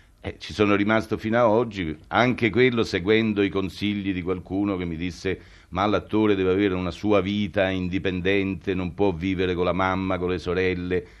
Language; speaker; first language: Italian; native; Italian